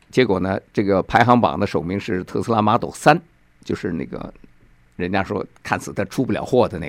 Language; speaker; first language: Chinese; native; Chinese